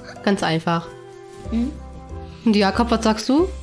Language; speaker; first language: German; native; German